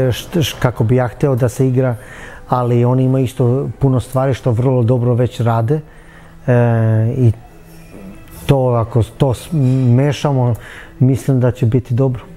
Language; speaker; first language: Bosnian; early bilingual, heritage; Bosnian